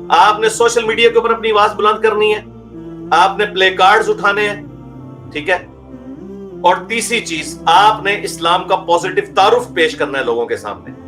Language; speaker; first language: Urdu; non-native, local second language; Punjabi